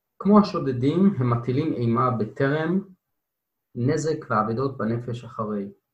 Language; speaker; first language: Hebrew; native; Hebrew